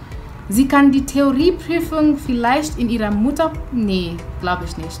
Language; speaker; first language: German; non-native, fluent; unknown